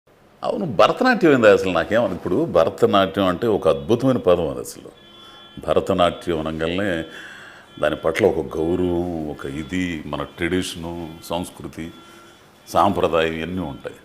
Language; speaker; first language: Telugu; native; Telugu